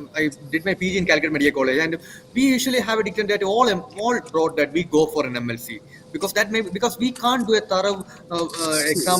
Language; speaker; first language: English; non-native, local second language; Malayalam